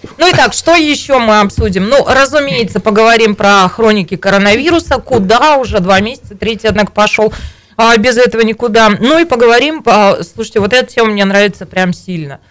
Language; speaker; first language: Russian; native; Russian